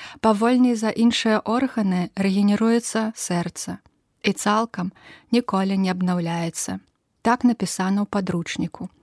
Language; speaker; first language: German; non-native, fluent; Belarusian